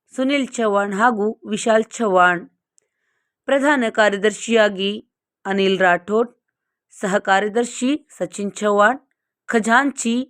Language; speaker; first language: Kannada; native; Kannada